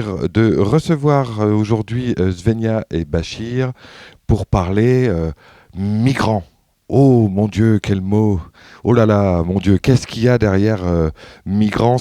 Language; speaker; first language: French; native; French